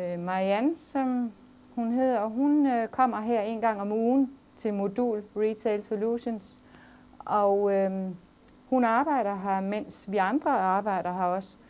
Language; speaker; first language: Danish; native; Danish